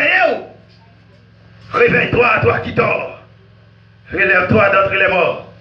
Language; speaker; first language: French; non-native, local second language; Haitian Creole